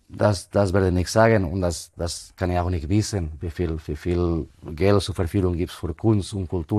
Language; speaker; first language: German; non-native, fluent; Spanish